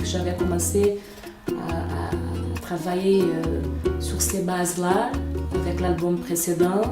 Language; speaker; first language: French; non-native, fluent; Portuguese